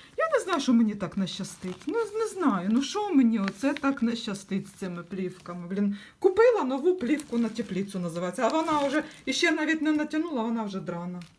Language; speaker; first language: Ukrainian; non-native, local second language; Russian